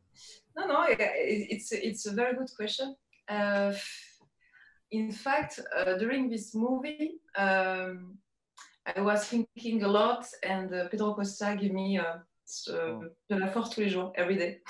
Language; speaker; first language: English; non-native, learner; French